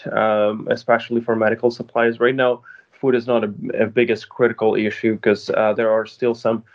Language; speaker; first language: English; non-native, fluent; Ukrainian